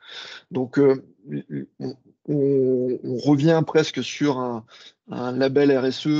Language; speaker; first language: French; native; French